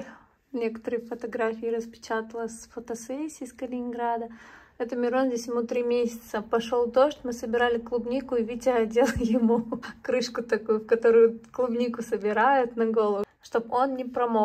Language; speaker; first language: Russian; native; Russian